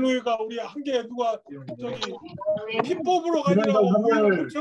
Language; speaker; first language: Korean; native; Korean